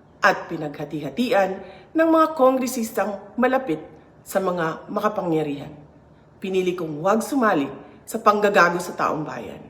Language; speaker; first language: Filipino; native; Filipino